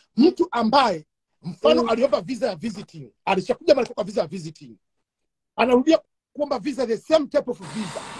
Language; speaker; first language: Swahili; native; Swahili